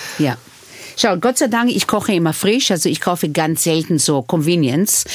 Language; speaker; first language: German; early bilingual, other home language; Hebrew